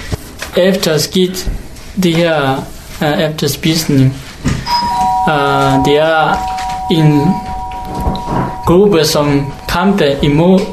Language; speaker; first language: Danish; non-native, learner; Hakha Chin